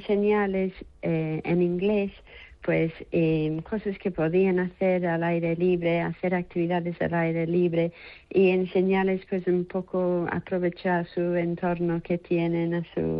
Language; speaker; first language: Spanish; non-native, fluent; English